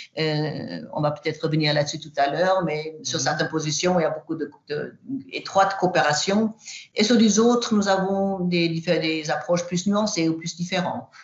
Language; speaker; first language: French; non-native, fluent; Swedish